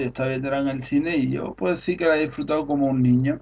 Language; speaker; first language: Spanish; native; Spanish